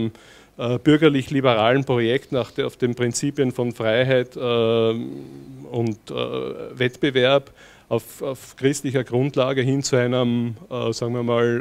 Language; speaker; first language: German; native; German